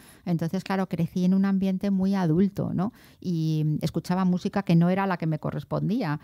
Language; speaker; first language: Spanish; native; Spanish